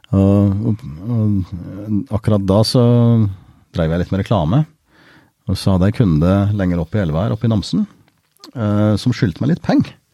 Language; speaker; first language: Norwegian; early bilingual, heritage; Norwegian